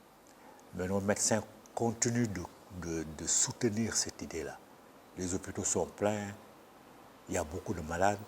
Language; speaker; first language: French; non-native, local second language; Bambara